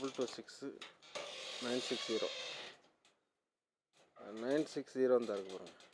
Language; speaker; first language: Tamil; native; Tamil